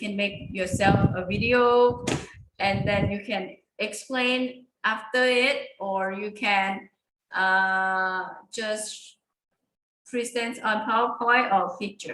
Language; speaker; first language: English; non-native, learner; Thai